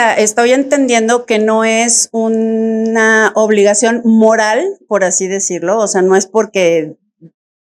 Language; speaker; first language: Spanish; native; Spanish